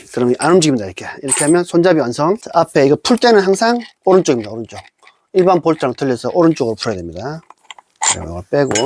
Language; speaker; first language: Korean; native; Korean